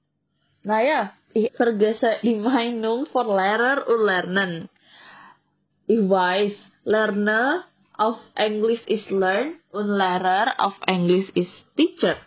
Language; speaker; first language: German; non-native, learner; Indonesian